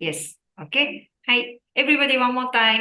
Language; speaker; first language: English; non-native, learner; Japanese